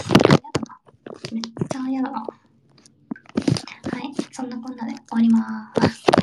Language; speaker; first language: Japanese; early bilingual, heritage; Japanese